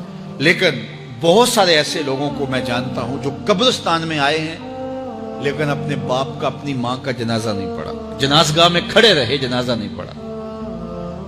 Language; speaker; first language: Urdu; native; Urdu